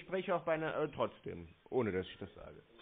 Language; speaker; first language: German; native; German